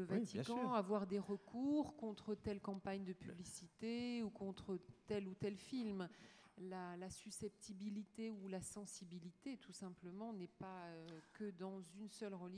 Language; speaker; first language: French; native; French